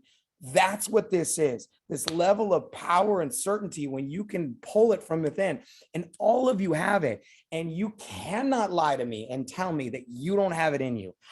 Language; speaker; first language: English; native; English